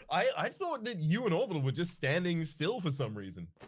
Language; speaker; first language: English; native; English